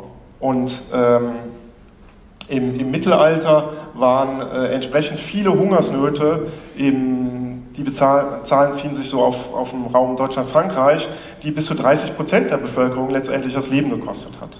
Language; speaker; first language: German; native; German